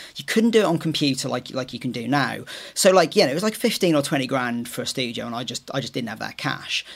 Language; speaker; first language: English; native; English